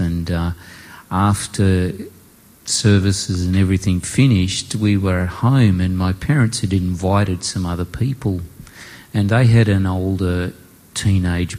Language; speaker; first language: English; native; English